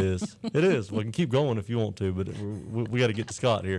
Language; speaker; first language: English; native; English